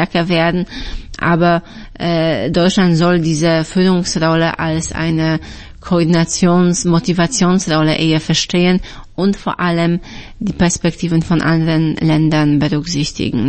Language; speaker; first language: German; non-native, fluent; Polish